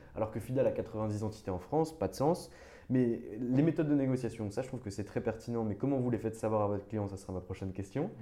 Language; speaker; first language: French; native; French